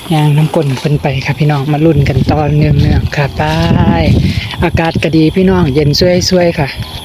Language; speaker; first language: Thai; native; Thai